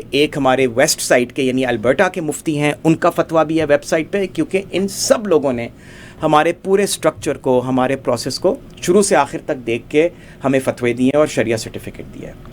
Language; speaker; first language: Urdu; native; Urdu